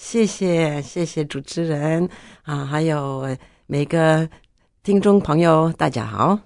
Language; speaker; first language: Chinese; non-native, fluent; Norwegian